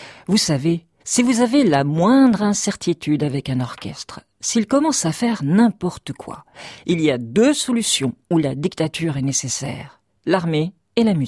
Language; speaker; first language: French; native; French